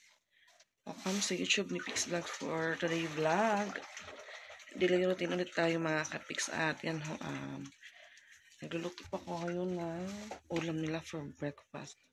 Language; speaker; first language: Filipino; native; Filipino